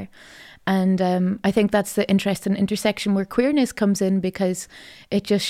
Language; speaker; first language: English; native; English